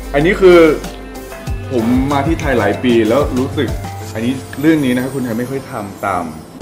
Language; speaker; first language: Thai; non-native, fluent; Chinese